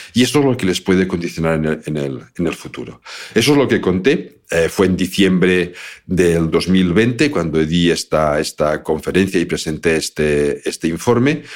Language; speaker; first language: Spanish; native; Spanish